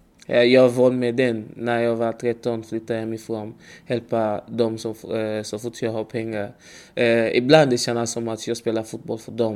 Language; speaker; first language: Swedish; non-native, learner; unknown